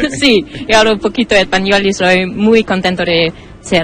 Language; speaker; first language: Spanish; non-native, learner; German